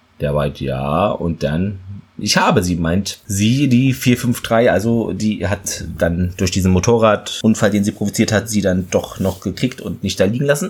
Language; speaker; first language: German; native; German